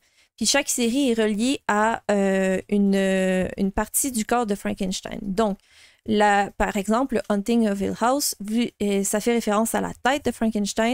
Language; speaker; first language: French; native; French